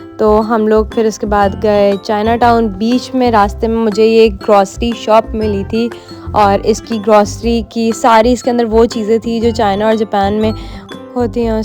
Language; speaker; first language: Urdu; native; Urdu